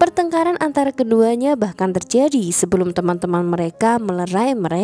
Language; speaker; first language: Indonesian; native; Indonesian